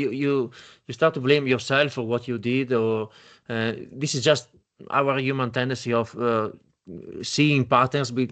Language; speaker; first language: English; non-native, fluent; Italian